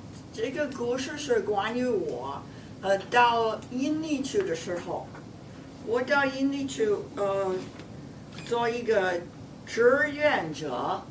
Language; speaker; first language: Chinese; non-native, fluent; English